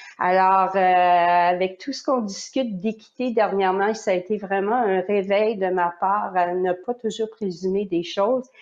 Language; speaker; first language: French; native; French